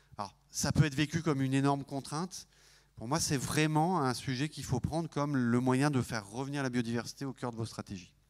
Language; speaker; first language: French; native; French